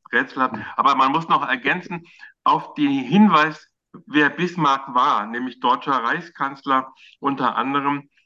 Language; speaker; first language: German; native; German